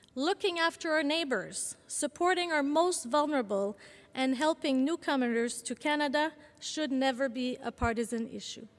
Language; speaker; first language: English; non-native, local second language; French